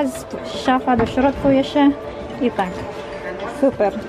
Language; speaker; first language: Polish; non-native, learner; Filipino